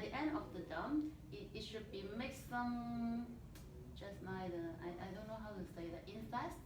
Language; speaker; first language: English; non-native, learner; Chinese